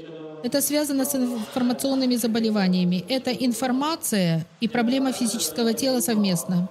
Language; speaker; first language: Russian; native; Russian